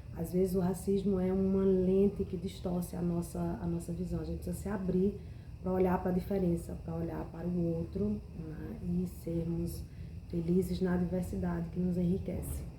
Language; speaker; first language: Portuguese; native; Portuguese